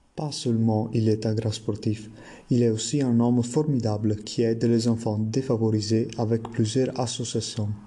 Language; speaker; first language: French; non-native, learner; Italian